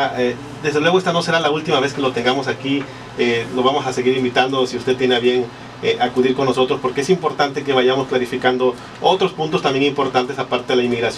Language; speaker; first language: Spanish; native; Spanish